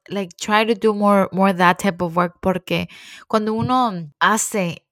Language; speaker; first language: Spanish; early bilingual, heritage; Spanish